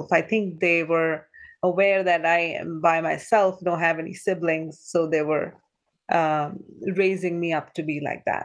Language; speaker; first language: English; non-native, local second language; Punjabi